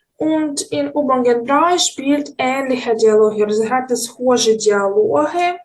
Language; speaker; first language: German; non-native, fluent; Ukrainian